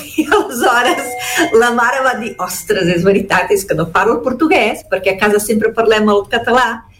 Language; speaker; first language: Catalan; early bilingual, heritage; Catalan